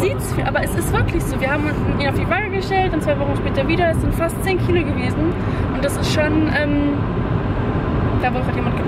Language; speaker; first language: German; native; German